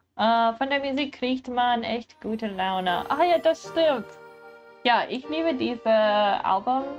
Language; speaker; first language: German; non-native, learner; English